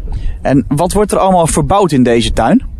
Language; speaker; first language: Dutch; native; Dutch